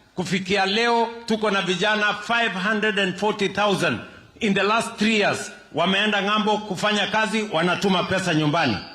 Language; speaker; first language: Swahili; non-native, local second language; Kalenjin